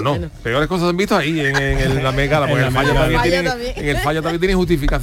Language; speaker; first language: Spanish; native; Spanish